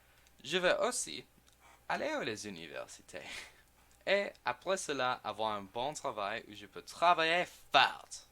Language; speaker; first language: French; non-native, learner; English